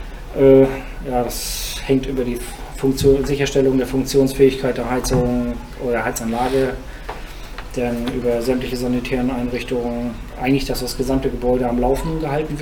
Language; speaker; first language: German; native; German